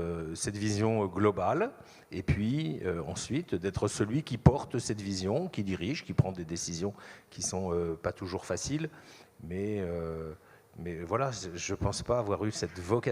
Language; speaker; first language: French; native; French